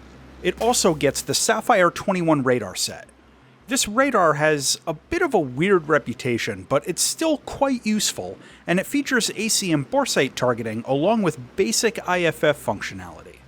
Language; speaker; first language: English; native; English